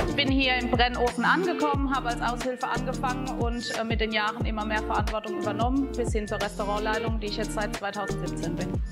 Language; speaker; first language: German; native; German